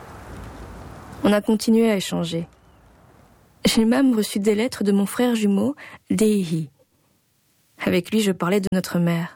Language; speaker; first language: French; native; French